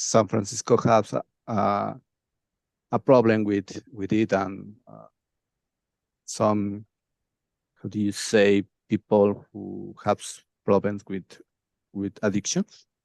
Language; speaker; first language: English; non-native, learner; Spanish